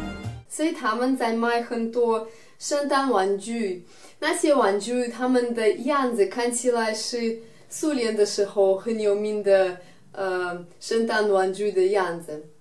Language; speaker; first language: Chinese; non-native, fluent; Russian